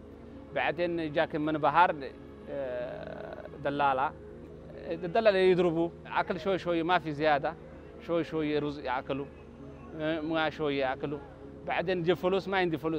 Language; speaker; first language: Arabic; non-native, learner; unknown